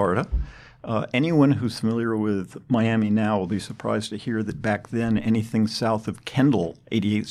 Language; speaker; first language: English; native; English